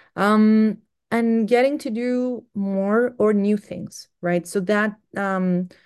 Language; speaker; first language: English; non-native, fluent; Greek